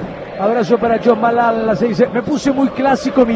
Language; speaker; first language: Spanish; native; Spanish